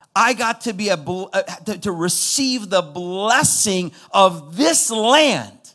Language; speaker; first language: English; non-native, fluent; Persian